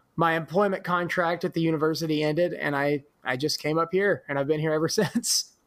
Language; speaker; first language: English; native; English